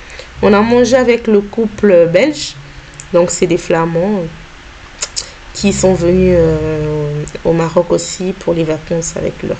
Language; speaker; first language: French; native; French